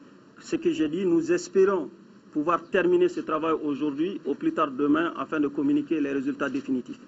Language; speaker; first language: French; non-native, local second language; Bambara